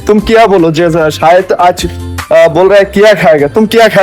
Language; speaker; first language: Hindi; non-native, learner; Bangla